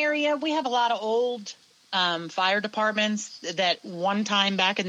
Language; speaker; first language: English; native; English